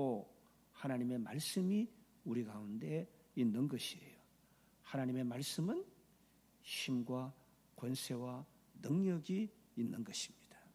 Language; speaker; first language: Korean; native; Korean